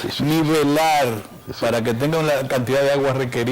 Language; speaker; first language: Spanish; native; Spanish